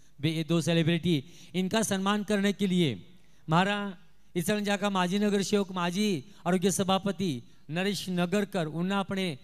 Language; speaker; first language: Hindi; non-native, local second language; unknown